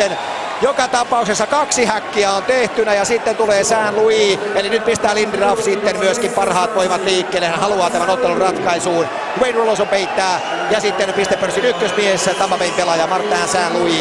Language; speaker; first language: Finnish; native; Finnish